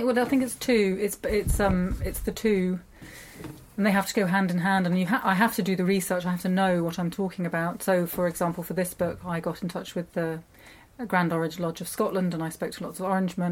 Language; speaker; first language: English; native; English